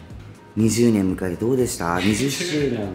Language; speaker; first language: Japanese; native; Japanese